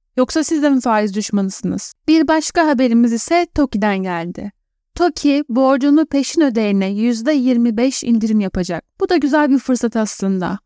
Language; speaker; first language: Turkish; native; Turkish